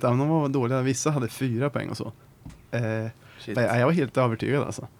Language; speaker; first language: Swedish; native; Swedish